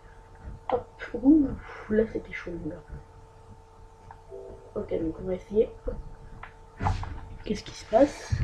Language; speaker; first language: French; native; French